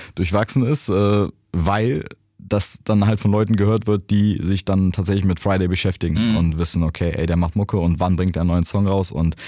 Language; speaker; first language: German; native; German